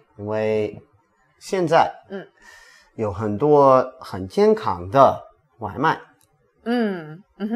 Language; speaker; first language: Chinese; non-native, learner; English